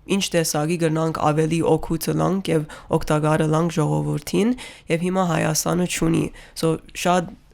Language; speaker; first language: Armenian; early bilingual, heritage; Armenian